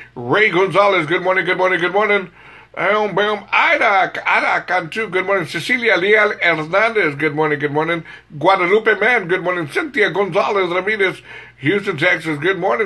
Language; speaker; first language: English; native; English